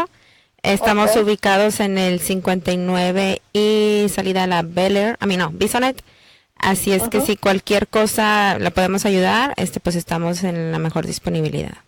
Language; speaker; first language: Spanish; native; Spanish